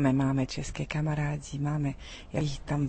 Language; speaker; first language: Czech; early bilingual, heritage; Arabic